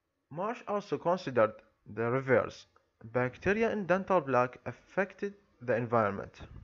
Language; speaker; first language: English; non-native, fluent; Arabic